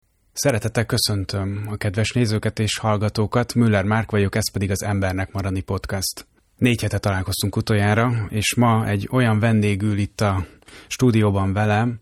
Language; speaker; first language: Hungarian; native; Hungarian